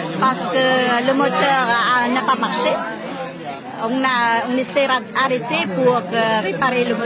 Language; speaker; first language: French; non-native, fluent; Vietnamese